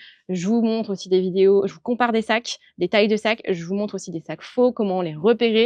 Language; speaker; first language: French; native; French